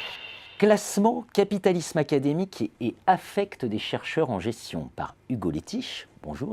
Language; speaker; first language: French; native; French